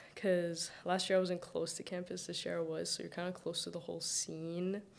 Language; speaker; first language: English; early bilingual, other home language; Arabic